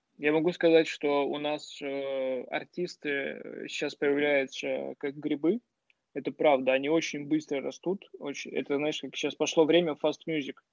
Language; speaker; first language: Russian; native; Russian